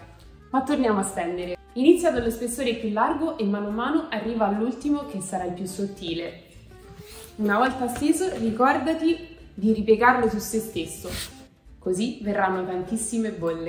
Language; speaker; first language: Italian; native; Italian